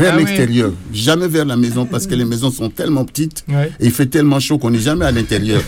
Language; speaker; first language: French; non-native, local second language; Lingala